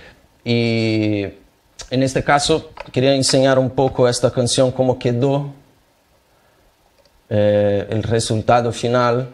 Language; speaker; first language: Spanish; non-native, fluent; Portuguese